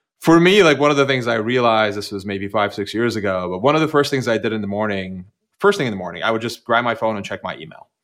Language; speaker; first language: English; non-native, fluent; Turkish